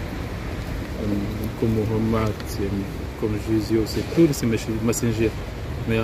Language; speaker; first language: French; non-native, learner; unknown